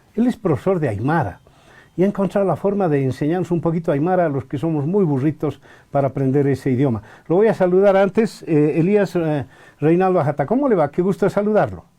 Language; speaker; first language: Spanish; native; Spanish